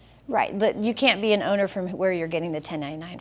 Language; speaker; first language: English; native; English